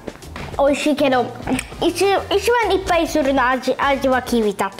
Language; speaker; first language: Japanese; early bilingual, heritage; Swedish